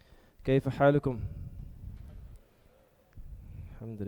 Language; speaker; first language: Arabic; non-native, fluent; English